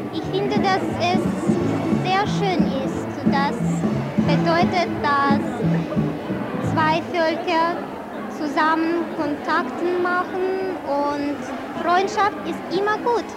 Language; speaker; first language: German; non-native, fluent; Russian